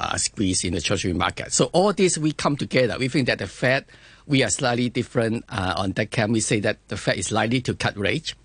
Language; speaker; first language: English; non-native, fluent; Chinese